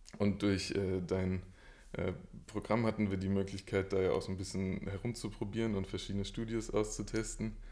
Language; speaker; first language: German; native; German